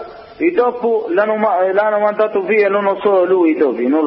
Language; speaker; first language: Italian; non-native, learner; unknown